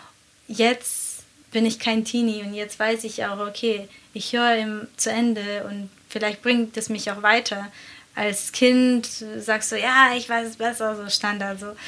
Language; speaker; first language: German; non-native, fluent; Latvian